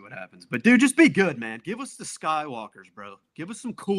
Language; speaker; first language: English; native; English